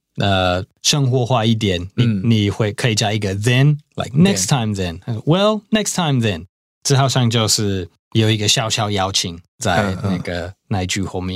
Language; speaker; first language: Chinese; non-native, fluent; English